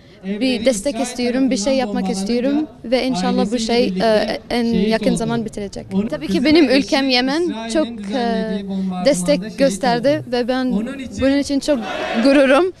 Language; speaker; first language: Turkish; non-native, learner; Arabic